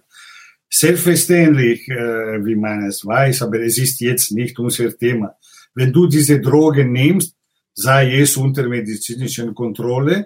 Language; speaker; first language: German; non-native, fluent; Italian